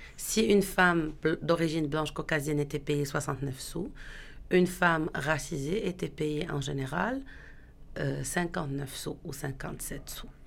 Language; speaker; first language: French; non-native, local second language; Arabic